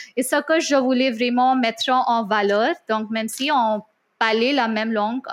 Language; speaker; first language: French; non-native, fluent; Hindi